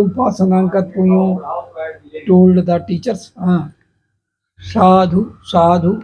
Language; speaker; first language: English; non-native, local second language; Hindi